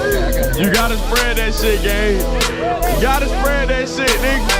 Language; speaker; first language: English; native; English